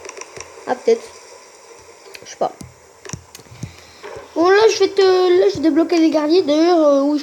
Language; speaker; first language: French; native; French